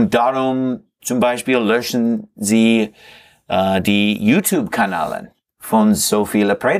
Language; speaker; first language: German; non-native, fluent; English